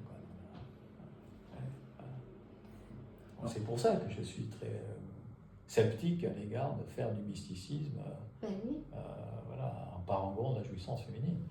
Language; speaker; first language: French; native; French